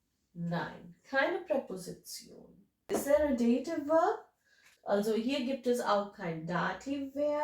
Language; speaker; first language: German; non-native, fluent; English